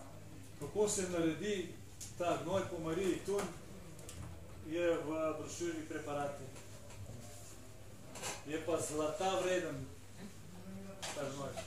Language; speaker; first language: Slovenian; native; Slovenian